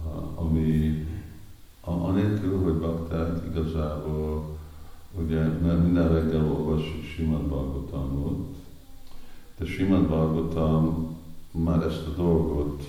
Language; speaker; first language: Hungarian; native; Hungarian